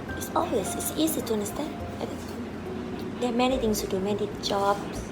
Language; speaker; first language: English; non-native, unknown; Northeastern Thai